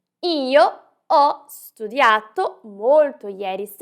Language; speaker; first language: Italian; non-native, fluent; Portuguese